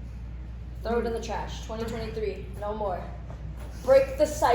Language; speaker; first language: English; native; English